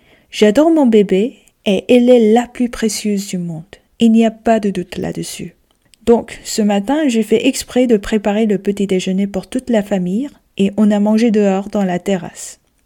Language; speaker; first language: French; non-native, fluent; Korean